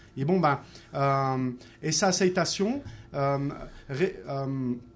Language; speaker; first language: Portuguese; non-native, fluent; French